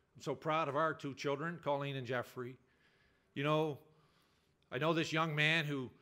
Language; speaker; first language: English; native; English